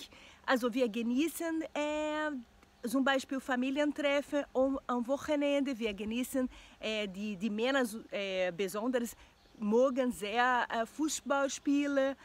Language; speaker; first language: German; non-native, learner; Portuguese